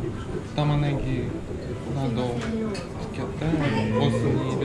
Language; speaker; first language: Japanese; non-native, fluent; Latvian